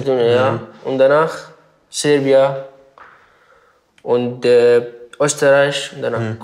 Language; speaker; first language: German; non-native, learner; Arabic